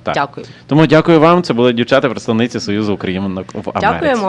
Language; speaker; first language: Ukrainian; native; Ukrainian